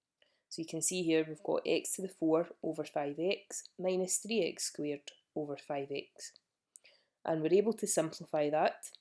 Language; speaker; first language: English; native; English